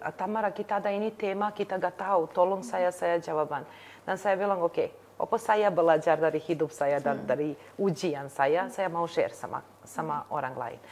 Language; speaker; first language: Indonesian; non-native, learner; Serbian